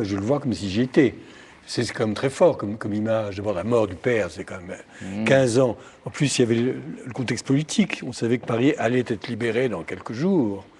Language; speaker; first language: French; native; French